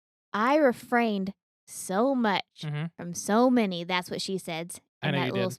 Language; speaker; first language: English; native; English